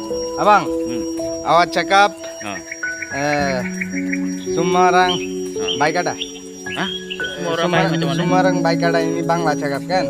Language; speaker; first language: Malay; non-native, learner; Bangla